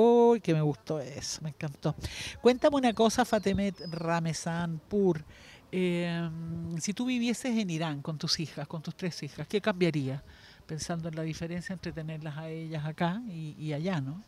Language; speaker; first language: Spanish; native; Spanish